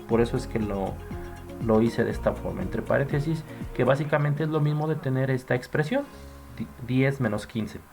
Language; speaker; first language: Spanish; native; Spanish